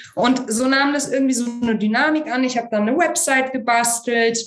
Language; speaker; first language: German; native; German